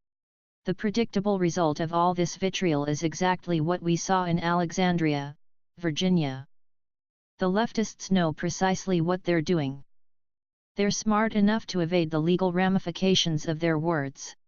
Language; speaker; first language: English; native; English